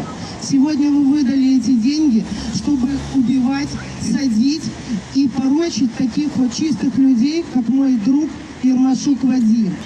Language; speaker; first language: Russian; native; Russian